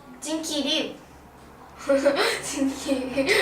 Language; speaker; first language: English; non-native, learner; Korean